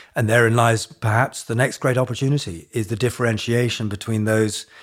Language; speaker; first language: English; native; English